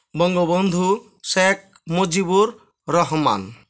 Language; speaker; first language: English; non-native, local second language; Bangla